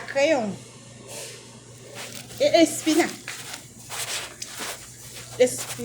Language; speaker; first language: Portuguese; non-native, learner; Haitian Creole